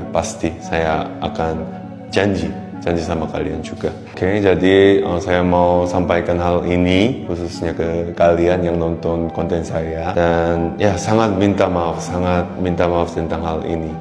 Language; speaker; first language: Indonesian; non-native, fluent; Korean